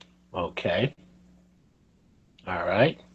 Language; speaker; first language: English; native; English